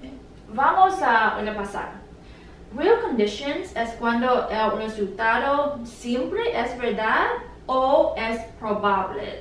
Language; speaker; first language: Spanish; non-native, learner; English